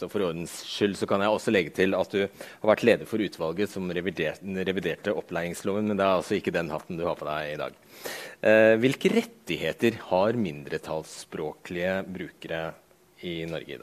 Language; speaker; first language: Norwegian; native; Norwegian